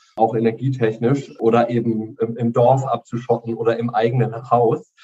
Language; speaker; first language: German; native; German